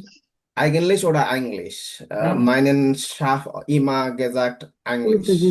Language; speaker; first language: German; non-native, learner; Bangla